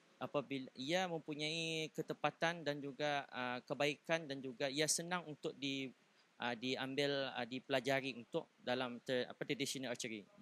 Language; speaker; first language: Malay; native; Malay